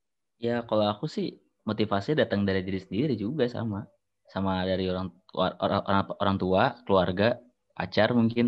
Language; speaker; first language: Indonesian; native; Indonesian